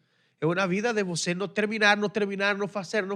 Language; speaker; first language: Portuguese; non-native, fluent; Spanish